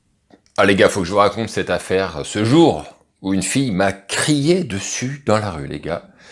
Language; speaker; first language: French; native; French